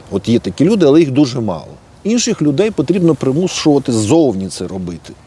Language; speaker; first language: Ukrainian; native; Ukrainian